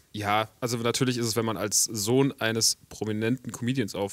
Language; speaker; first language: German; native; German